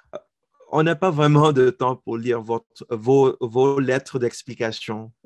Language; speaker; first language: French; non-native, fluent; Filipino